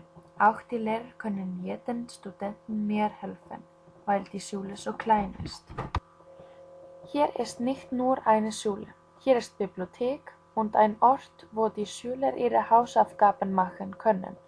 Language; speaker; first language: German; non-native, learner; Icelandic